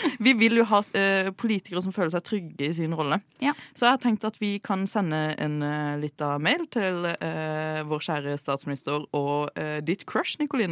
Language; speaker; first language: Norwegian; native; Norwegian